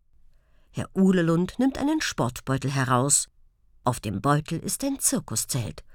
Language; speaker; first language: German; native; German